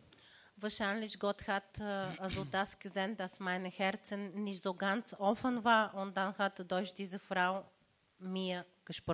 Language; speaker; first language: German; non-native, learner; Bulgarian